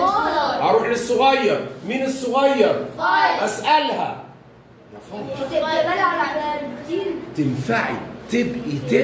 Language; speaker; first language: Arabic; native; Arabic